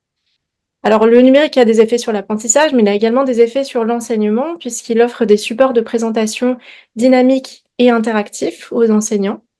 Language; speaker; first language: French; native; French